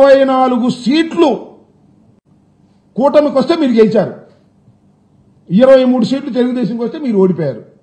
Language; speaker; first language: Telugu; native; Telugu